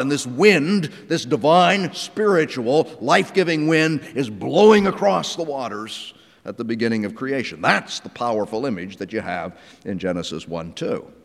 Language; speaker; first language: English; native; English